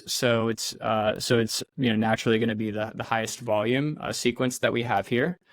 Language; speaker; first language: English; native; English